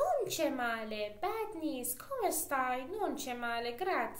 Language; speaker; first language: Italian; non-native, fluent; Persian